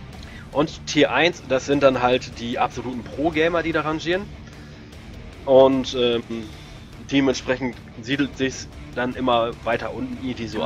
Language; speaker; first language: German; native; German